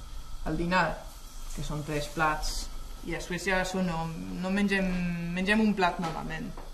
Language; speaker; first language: Catalan; non-native, fluent; Swedish